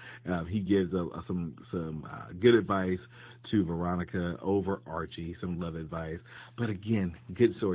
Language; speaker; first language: English; native; English